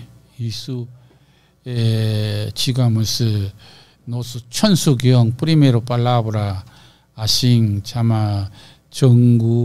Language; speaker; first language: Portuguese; non-native, learner; Korean